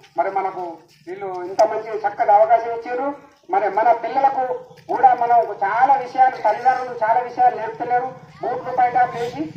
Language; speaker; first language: Telugu; native; Telugu